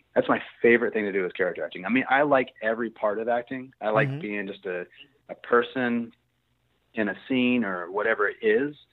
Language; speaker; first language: English; native; English